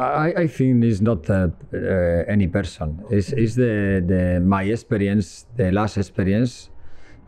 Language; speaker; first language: English; non-native, learner; Spanish